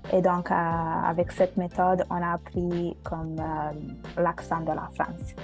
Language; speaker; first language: French; non-native, fluent; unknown